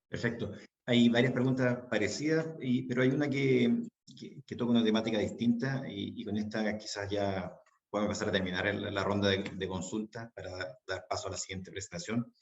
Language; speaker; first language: Spanish; native; Spanish